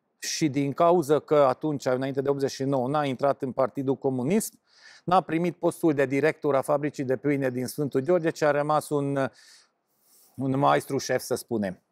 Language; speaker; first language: Romanian; non-native, local second language; Hungarian